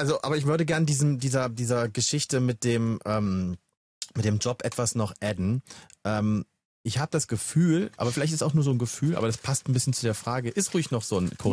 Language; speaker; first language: German; native; German